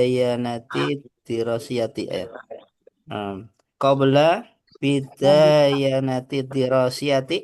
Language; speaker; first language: Arabic; non-native, learner; Indonesian